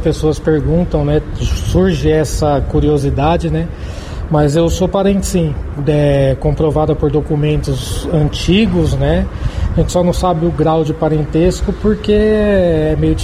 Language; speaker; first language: Portuguese; native; Portuguese